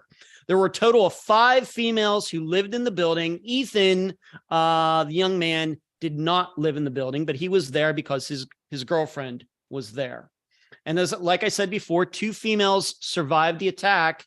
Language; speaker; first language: English; native; English